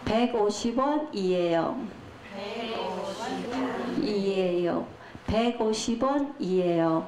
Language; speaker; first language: Korean; non-native, fluent; Chinese